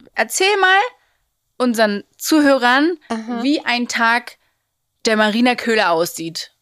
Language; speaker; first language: German; native; German